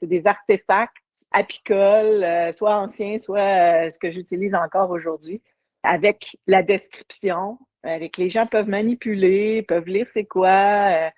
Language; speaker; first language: French; native; French